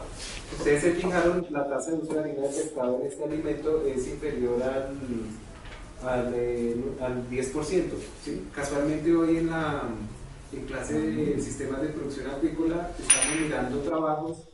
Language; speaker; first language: Spanish; native; Spanish